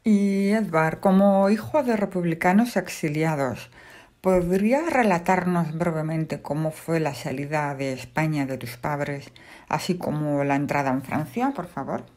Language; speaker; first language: Spanish; native; Spanish